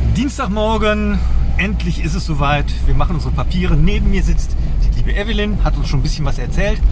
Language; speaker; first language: German; native; German